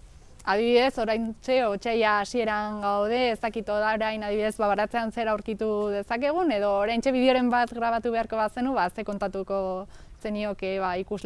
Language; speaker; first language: Basque; native; Basque